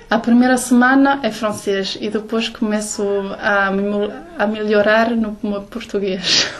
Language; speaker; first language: Portuguese; early bilingual, heritage; Portuguese